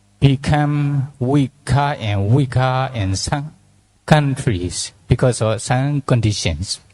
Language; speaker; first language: English; non-native, fluent; Burmese